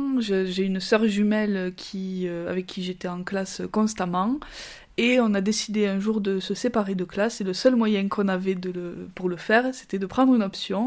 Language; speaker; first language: French; native; French